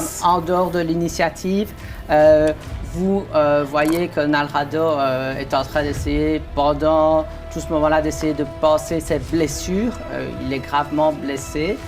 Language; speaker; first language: French; native; French